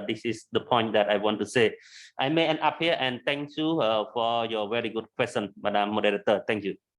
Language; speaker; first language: English; non-native, learner; Khmer